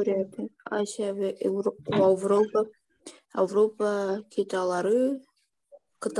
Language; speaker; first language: Turkish; non-native, learner; Kyrgyz